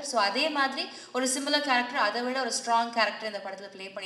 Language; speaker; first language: Tamil; native; Tamil